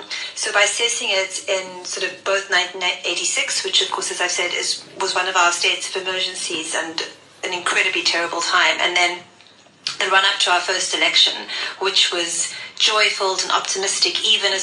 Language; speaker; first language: English; native; English